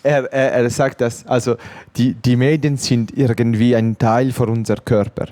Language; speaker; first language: German; non-native, fluent; Italian